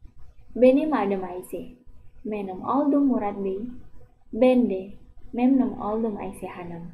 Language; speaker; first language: Turkish; non-native, learner; Indonesian